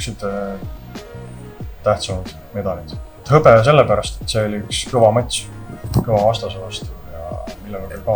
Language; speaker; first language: Estonian; native; Estonian